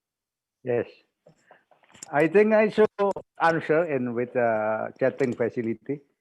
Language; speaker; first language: English; non-native, learner; Indonesian